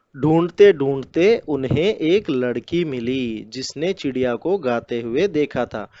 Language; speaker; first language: Hindi; non-native, local second language; Telugu